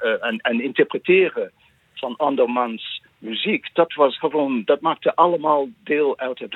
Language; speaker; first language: Dutch; non-native, fluent; English